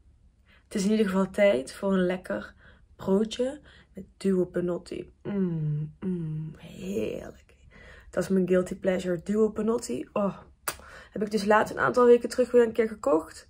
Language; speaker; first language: Dutch; native; Dutch